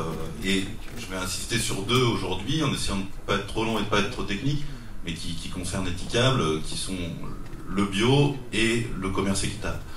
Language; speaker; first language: French; native; French